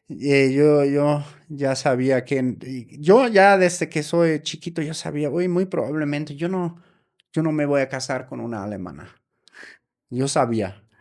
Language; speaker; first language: Spanish; non-native, fluent; German